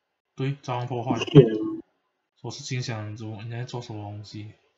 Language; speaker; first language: Chinese; native; Chinese